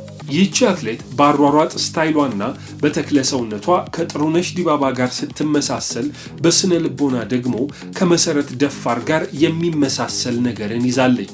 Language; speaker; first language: Amharic; native; Amharic